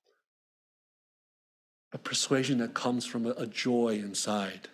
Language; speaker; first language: English; native; English